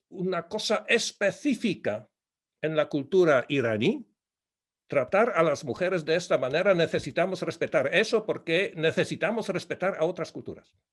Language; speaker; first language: Spanish; non-native, fluent; Polish